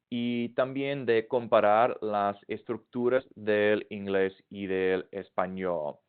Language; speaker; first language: Spanish; non-native, fluent; English